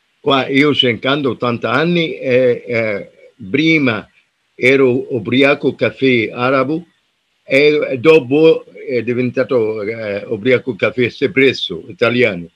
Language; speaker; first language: Italian; non-native, learner; Arabic